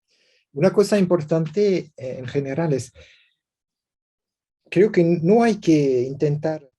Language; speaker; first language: Spanish; non-native, learner; French